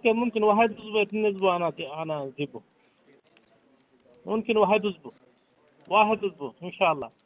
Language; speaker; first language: Arabic; non-native, learner; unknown